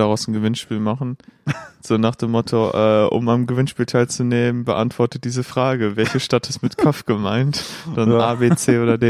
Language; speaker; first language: German; native; German